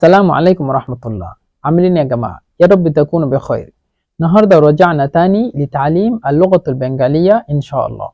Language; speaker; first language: Arabic; non-native, fluent; Bangla